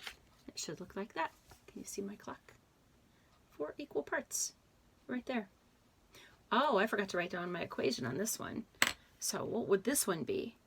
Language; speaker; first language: English; native; English